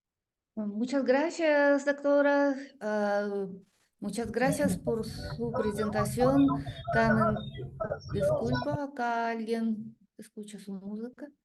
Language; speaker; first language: Spanish; non-native, learner; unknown